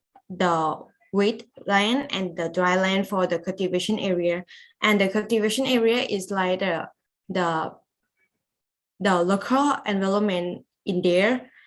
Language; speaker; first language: English; non-native, learner; Lao